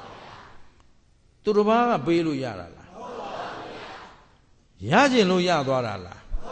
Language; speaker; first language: Burmese; native; Burmese